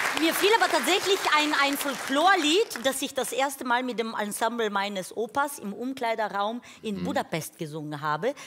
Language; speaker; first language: German; non-native, fluent; Bulgarian